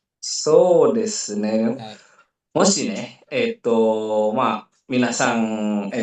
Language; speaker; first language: Japanese; non-native, fluent; Indonesian